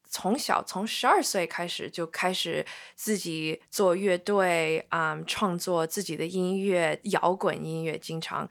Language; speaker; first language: Chinese; early bilingual, heritage; Chinese